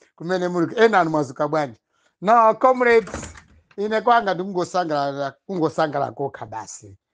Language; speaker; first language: Nyanja; non-native, local second language; Tumbuka